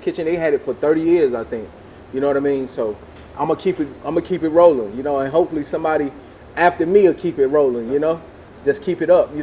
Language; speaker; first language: English; native; English